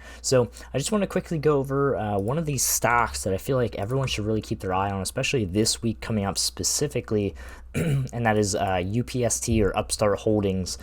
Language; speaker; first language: English; native; English